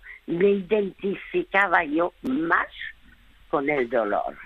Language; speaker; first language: Spanish; early bilingual, other home language; French